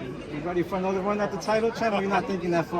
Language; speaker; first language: English; native; English